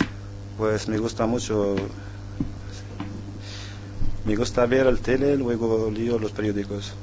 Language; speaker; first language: Spanish; non-native, learner; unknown